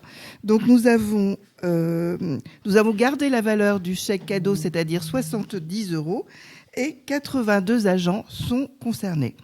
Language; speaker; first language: French; native; French